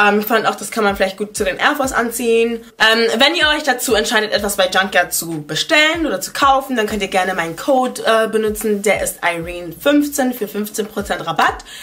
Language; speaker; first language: German; early bilingual, other home language; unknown